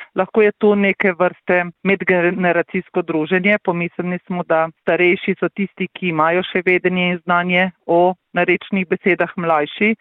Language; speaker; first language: Slovenian; native; Slovenian